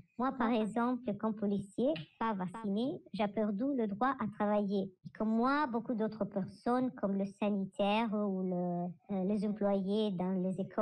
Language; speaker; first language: French; non-native, learner; Italian